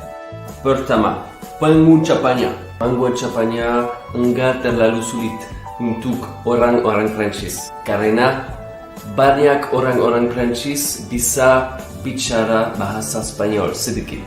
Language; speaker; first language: Indonesian; non-native, learner; French